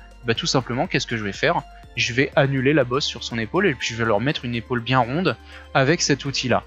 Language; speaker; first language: French; native; French